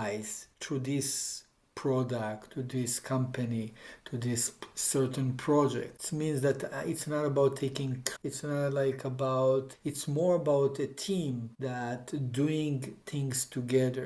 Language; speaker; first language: English; non-native, fluent; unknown